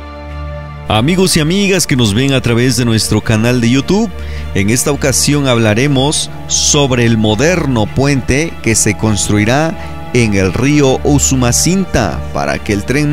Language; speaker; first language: Spanish; native; Spanish